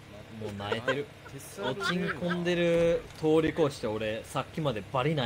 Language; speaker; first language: Japanese; native; Japanese